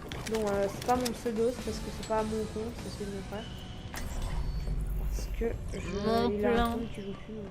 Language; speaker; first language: French; native; French